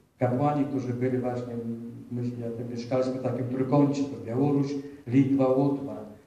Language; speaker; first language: Polish; early bilingual, heritage; Polish